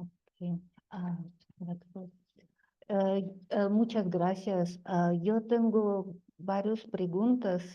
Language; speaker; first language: Spanish; non-native, fluent; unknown